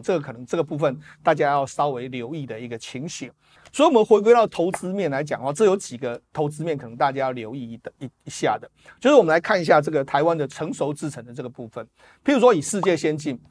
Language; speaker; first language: Chinese; native; Chinese